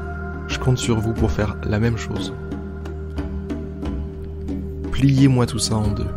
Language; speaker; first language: French; native; French